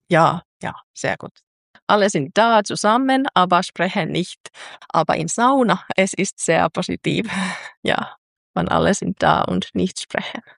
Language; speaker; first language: German; non-native, learner; Finnish